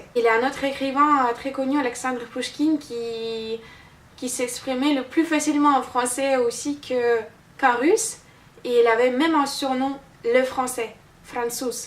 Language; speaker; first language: French; non-native, fluent; Russian